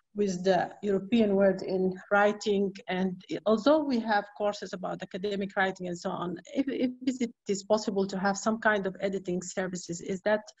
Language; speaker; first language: English; non-native, fluent; Arabic